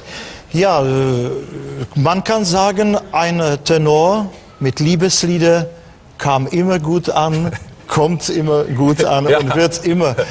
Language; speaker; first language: German; non-native, fluent; Czech